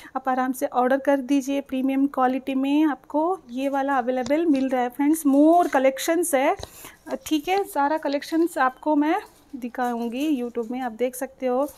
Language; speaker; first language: Hindi; non-native, local second language; Telugu